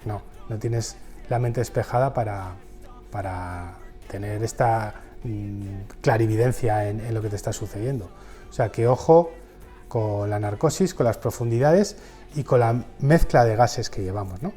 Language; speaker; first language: Spanish; native; Spanish